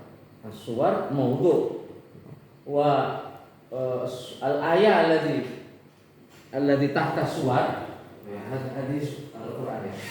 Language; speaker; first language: Arabic; non-native, fluent; Indonesian